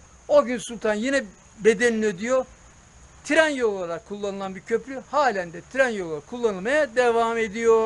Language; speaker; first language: Turkish; native; Turkish